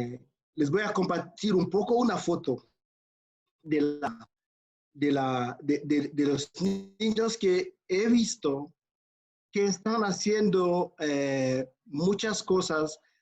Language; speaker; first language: Spanish; non-native, fluent; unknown